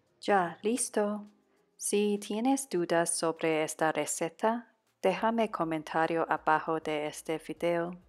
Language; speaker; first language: Spanish; non-native, fluent; Cantonese